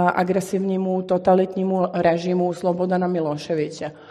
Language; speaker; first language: Czech; non-native, fluent; Serbian